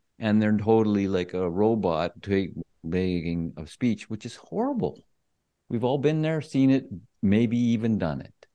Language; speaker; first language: English; native; English